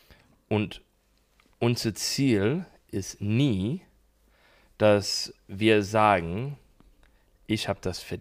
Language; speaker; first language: German; non-native, learner; English